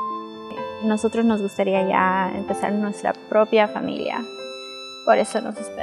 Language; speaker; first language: Spanish; early bilingual, other home language; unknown